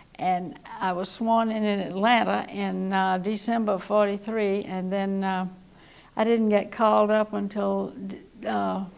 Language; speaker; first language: English; native; English